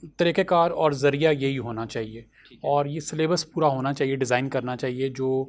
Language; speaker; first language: Urdu; non-native, local second language; Punjabi